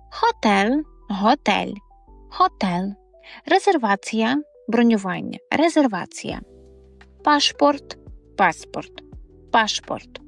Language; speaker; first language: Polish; non-native, fluent; Ukrainian